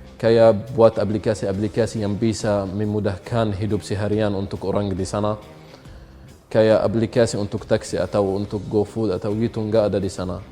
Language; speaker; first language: Indonesian; non-native, fluent; Arabic